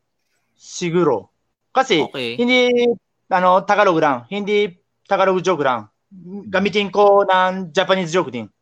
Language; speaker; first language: Filipino; non-native, learner; Japanese